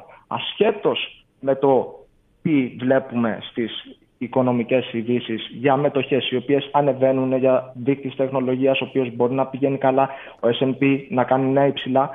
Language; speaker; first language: Greek; native; Greek